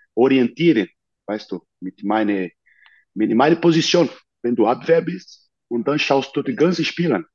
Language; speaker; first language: German; non-native, fluent; Portuguese